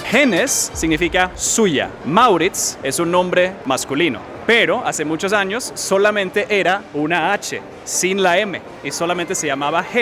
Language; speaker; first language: Spanish; non-native, fluent; English